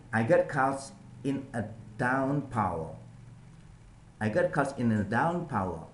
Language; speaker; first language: English; non-native, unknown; Indonesian